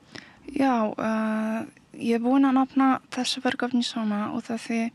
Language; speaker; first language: Icelandic; non-native, learner; Polish